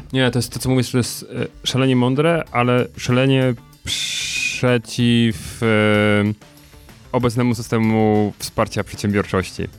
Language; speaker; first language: Polish; native; Polish